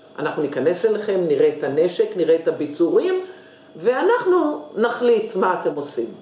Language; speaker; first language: Hebrew; native; Hebrew